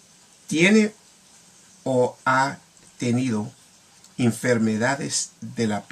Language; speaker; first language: Spanish; non-native, learner; English